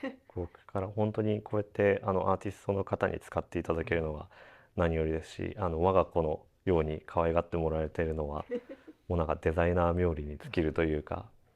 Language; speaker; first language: Japanese; native; Japanese